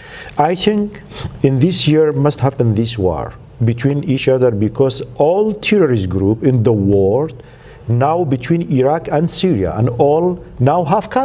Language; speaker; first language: English; non-native, learner; Central Kurdish